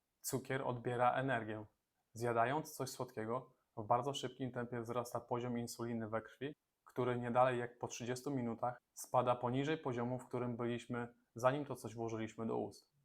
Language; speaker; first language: Polish; native; Polish